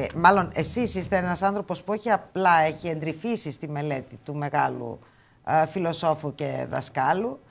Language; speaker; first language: Greek; native; Greek